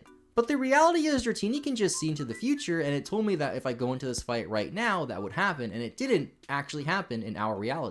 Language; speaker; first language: English; native; English